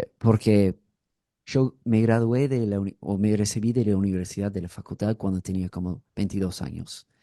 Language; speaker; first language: Spanish; non-native, fluent; English